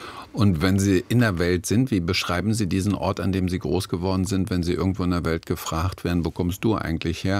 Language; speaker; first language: German; native; German